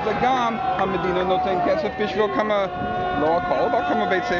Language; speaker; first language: Hebrew; non-native, fluent; English